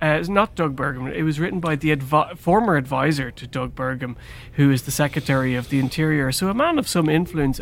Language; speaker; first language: English; native; English